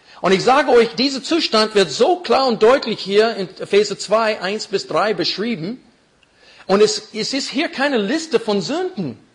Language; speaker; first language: German; non-native, fluent; English